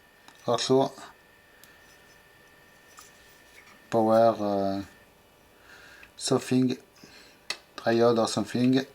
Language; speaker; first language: English; non-native, fluent; French